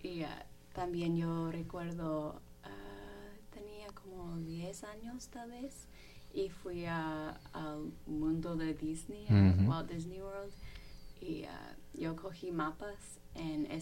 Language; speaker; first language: Spanish; non-native, fluent; English